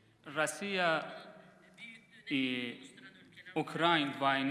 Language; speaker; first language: Russian; non-native, learner; Persian